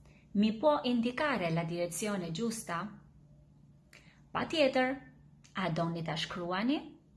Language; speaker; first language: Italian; non-native, fluent; Albanian